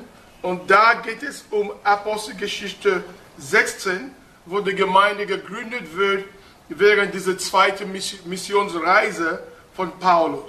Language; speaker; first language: German; non-native, fluent; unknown